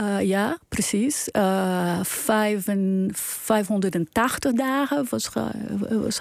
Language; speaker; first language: Dutch; non-native, fluent; Portuguese